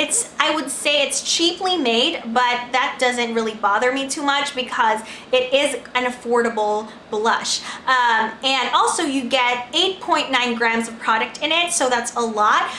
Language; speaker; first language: English; non-native, local second language; Filipino